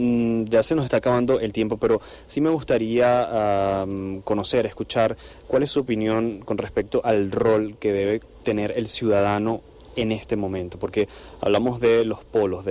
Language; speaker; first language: Spanish; native; Spanish